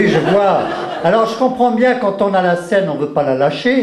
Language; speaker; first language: French; native; French